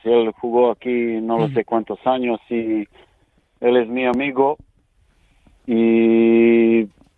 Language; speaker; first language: Spanish; non-native, learner; Serbian